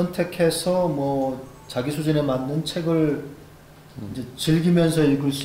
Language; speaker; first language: Korean; native; Korean